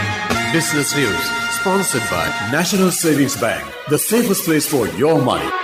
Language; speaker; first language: English; non-native, local second language; Sinhala